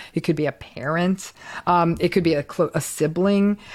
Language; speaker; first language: English; early bilingual, other home language; Hindi